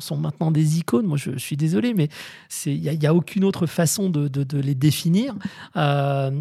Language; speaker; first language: French; native; French